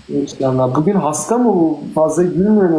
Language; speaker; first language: Turkish; native; Turkish